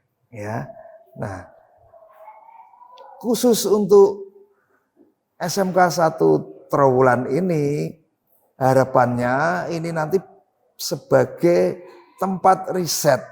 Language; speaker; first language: Indonesian; native; Indonesian